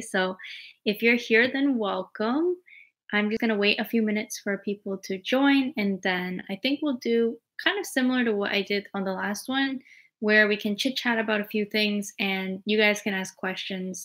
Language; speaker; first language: English; native; English